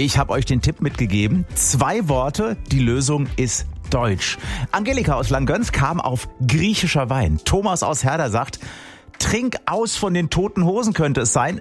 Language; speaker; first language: German; native; German